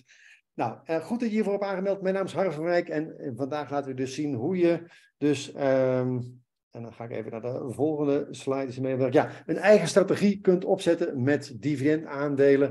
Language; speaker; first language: Dutch; native; Dutch